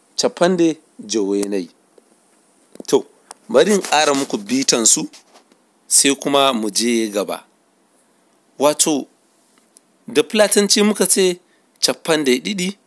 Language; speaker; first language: Hausa; non-native, local second language; Fula